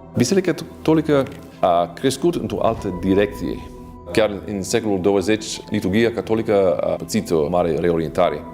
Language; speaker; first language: Romanian; non-native, fluent; English